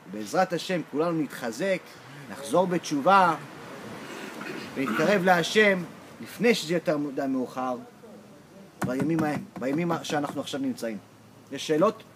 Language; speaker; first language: Hebrew; early bilingual, heritage; English